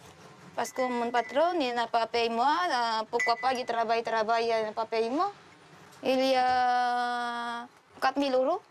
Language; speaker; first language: French; non-native, learner; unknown